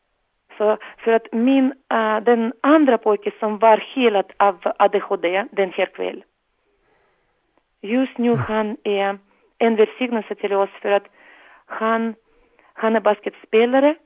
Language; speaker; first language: Swedish; non-native, fluent; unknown